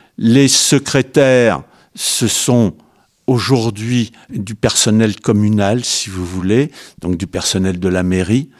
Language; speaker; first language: French; native; French